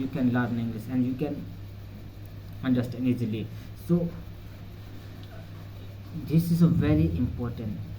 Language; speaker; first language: English; non-native, learner; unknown